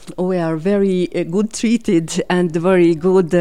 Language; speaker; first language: English; non-native, fluent; Latvian